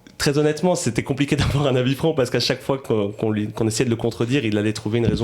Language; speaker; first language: French; native; French